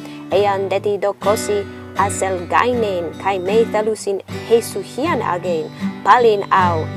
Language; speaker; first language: Greek; non-native, learner; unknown